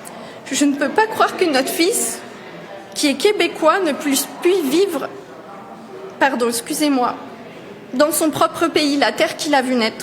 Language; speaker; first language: French; native; French